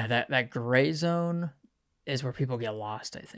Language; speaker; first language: English; native; English